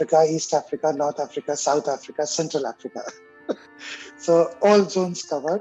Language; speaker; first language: English; non-native, local second language; Hindi